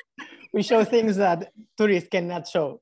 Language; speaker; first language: English; non-native, fluent; Spanish